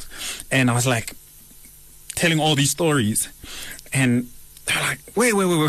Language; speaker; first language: English; non-native, local second language; Zulu